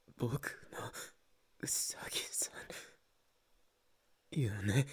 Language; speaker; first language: Japanese; non-native, learner; Spanish